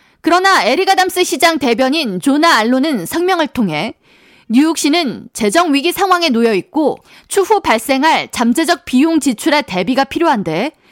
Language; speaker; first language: Korean; native; Korean